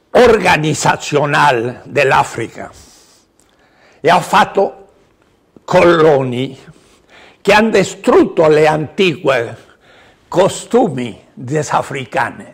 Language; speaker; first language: Italian; non-native, learner; Spanish